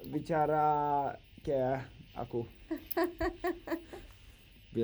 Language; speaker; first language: Indonesian; non-native, learner; English